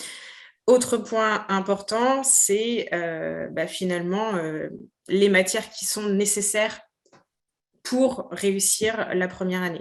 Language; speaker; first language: French; native; French